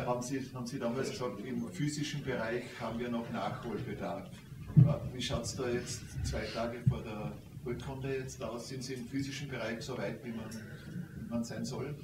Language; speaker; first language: German; native; German